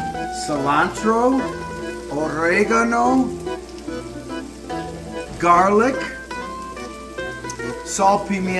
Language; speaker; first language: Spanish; non-native, learner; English